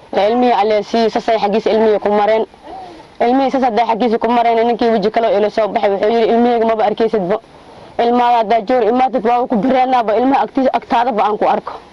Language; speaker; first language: Somali; native; Somali